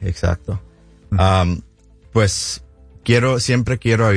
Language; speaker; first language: Spanish; early bilingual, heritage; Spanish